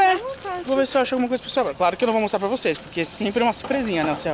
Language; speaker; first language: Portuguese; native; Portuguese